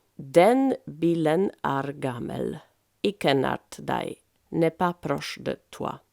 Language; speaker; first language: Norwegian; non-native, fluent; French